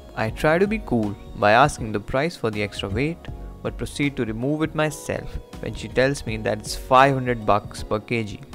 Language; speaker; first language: English; non-native, local second language; Hindi